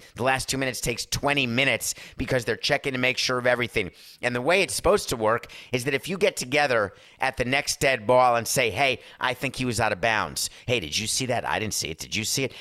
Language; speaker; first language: English; native; English